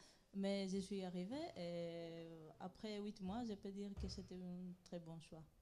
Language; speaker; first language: French; non-native, fluent; Greek